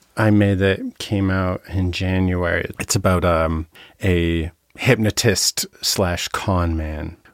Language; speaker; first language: English; native; English